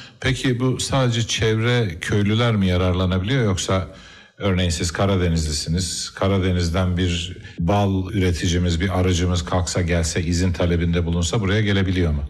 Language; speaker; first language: Turkish; native; Turkish